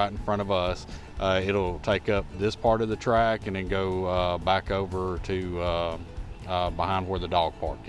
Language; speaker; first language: English; native; English